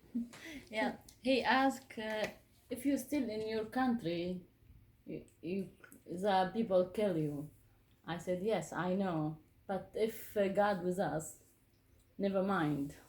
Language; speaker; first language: English; non-native, learner; Arabic